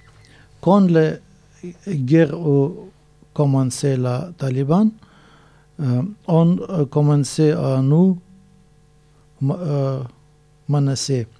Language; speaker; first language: French; non-native, learner; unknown